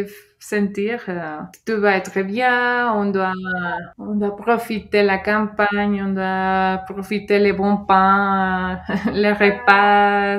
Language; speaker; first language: French; non-native, fluent; Spanish